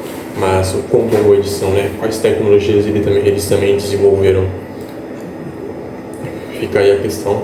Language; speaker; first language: Portuguese; native; Portuguese